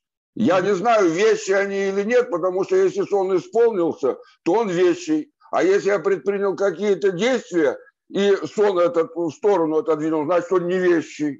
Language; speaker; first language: Russian; native; Russian